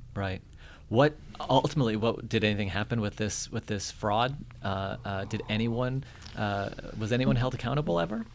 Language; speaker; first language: English; native; English